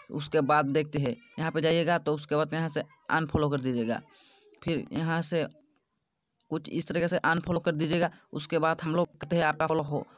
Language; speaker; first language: Hindi; non-native, local second language; Odia